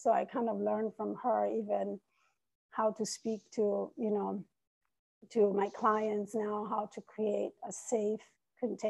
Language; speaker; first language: English; non-native, fluent; Italian